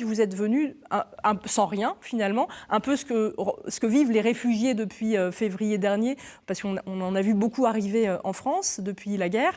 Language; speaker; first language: French; native; French